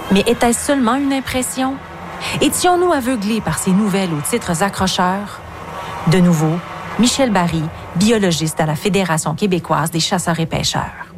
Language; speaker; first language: French; native; French